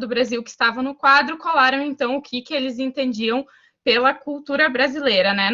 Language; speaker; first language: Portuguese; native; Portuguese